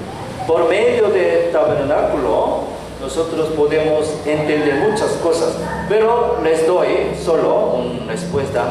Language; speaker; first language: Spanish; non-native, learner; Korean